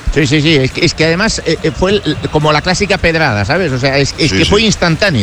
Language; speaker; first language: Spanish; native; Spanish